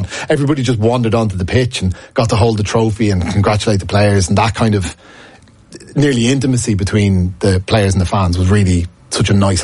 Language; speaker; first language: English; native; English